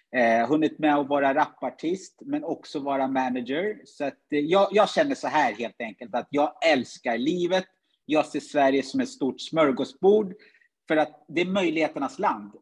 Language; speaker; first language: Swedish; early bilingual, other home language; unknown